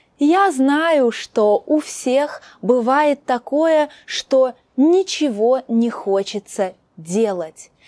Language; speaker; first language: Russian; native; Russian